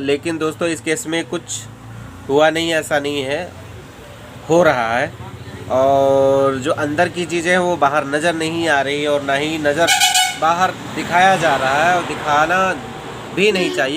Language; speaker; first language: Hindi; native; Hindi